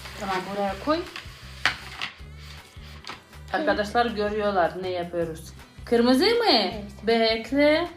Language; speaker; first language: Turkish; non-native, learner; Russian